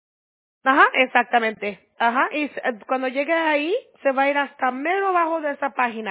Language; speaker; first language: Spanish; early bilingual, heritage; Spanish